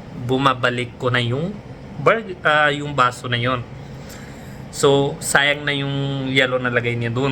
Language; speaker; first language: Filipino; non-native, learner; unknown